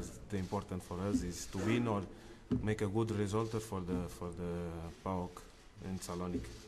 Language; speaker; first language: English; non-native, learner; Portuguese